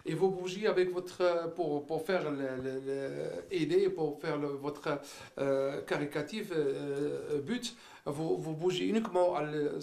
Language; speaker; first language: French; non-native, local second language; Arabic